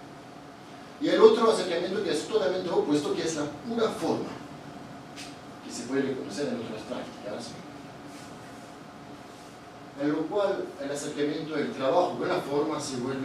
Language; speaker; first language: Spanish; non-native, fluent; Italian